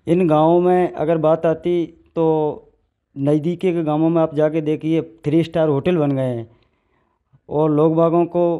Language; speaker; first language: Hindi; native; Hindi